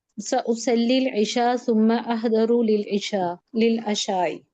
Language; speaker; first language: Arabic; non-native, learner; Urdu